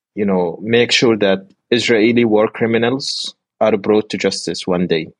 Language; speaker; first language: English; non-native, fluent; Arabic